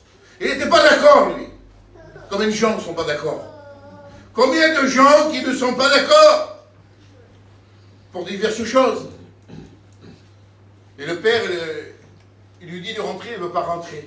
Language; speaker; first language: French; native; French